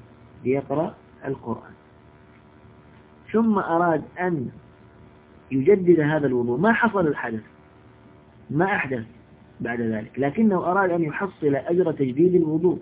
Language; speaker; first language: Arabic; native; Arabic